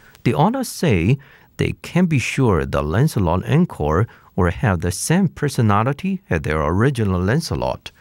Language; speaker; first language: English; non-native, fluent; Chinese